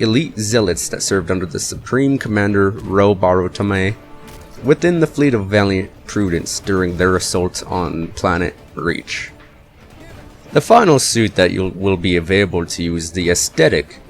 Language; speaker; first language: English; native; English